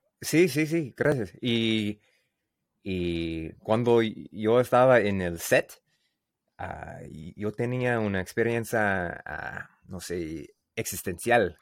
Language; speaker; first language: Spanish; non-native, learner; English